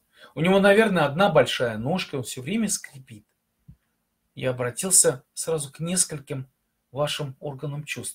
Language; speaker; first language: Russian; native; Russian